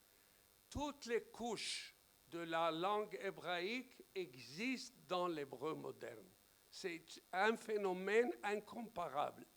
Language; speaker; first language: French; non-native, fluent; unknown